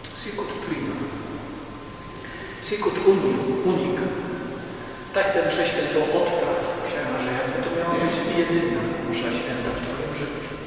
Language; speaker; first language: Polish; native; Polish